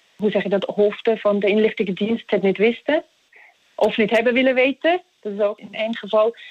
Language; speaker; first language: Dutch; non-native, fluent; Swiss German